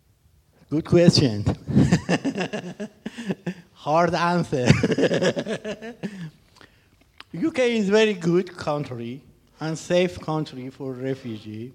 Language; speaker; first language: English; non-native, learner; Persian